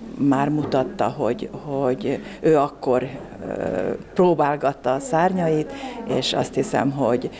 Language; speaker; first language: Hungarian; native; Hungarian